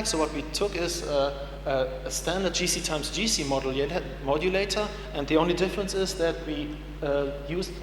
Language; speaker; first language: English; non-native, fluent; German